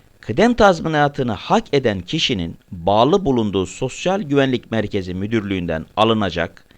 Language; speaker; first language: Turkish; native; Turkish